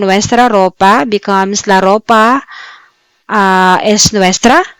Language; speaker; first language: Spanish; non-native, fluent; Filipino